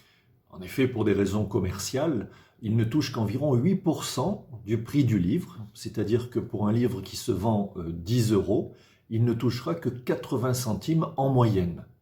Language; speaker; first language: French; native; French